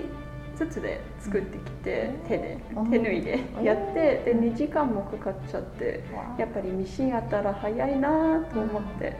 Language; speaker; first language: Japanese; non-native, fluent; English